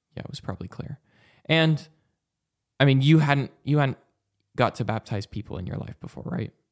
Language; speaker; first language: English; native; English